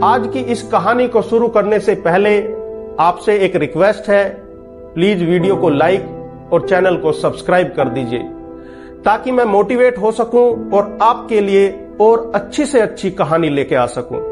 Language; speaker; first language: Hindi; native; Hindi